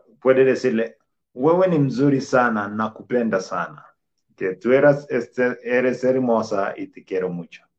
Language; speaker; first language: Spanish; non-native, fluent; Swahili